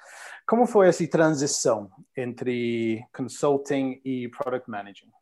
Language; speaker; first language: Portuguese; non-native, learner; English